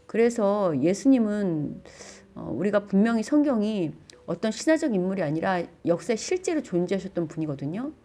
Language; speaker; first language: Korean; native; Korean